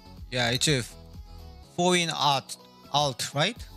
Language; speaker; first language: English; non-native, fluent; Korean